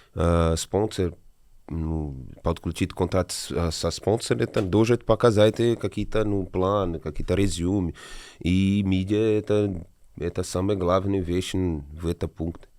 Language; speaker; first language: Russian; non-native, learner; Portuguese